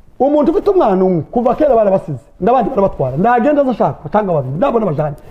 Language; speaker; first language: Kinyarwanda; native; Kinyarwanda